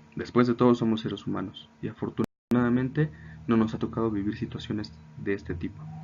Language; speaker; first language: Spanish; native; Spanish